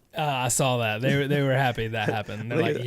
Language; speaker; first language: English; native; English